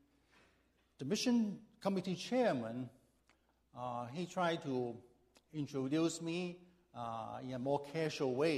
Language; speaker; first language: English; non-native, local second language; Cantonese